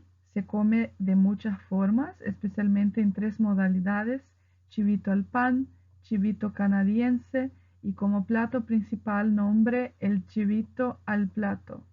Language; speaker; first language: Spanish; non-native, fluent; Portuguese